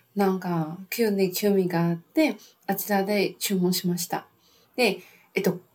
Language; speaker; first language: Japanese; non-native, learner; Chinese